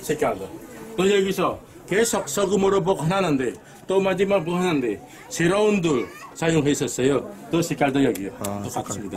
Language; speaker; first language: Korean; non-native, learner; Indonesian